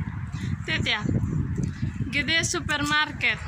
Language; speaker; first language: Russian; non-native, learner; Indonesian